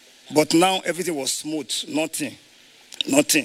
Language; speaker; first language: English; non-native, local second language; Yoruba